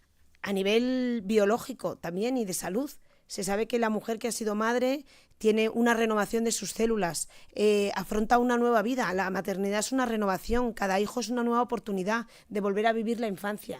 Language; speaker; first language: Spanish; native; Spanish